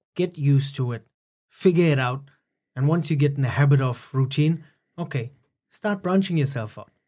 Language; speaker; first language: English; native; English